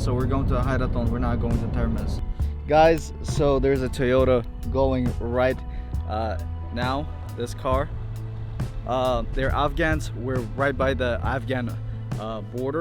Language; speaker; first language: English; early bilingual, heritage; English